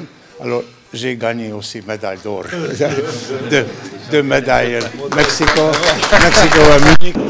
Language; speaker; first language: French; non-native, learner; Hungarian